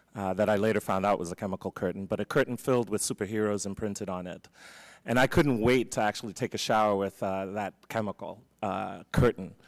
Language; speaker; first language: English; native; English